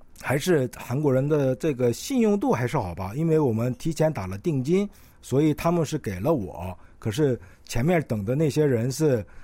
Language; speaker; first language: Chinese; non-native, local second language; Korean